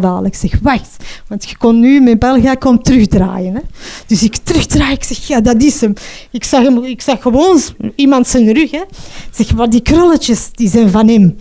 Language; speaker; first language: Dutch; non-native, local second language; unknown